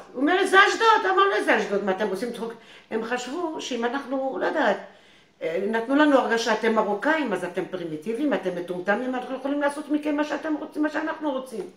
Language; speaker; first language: Hebrew; non-native, fluent; French